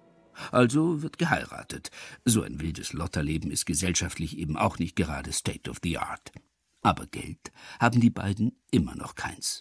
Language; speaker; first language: German; native; German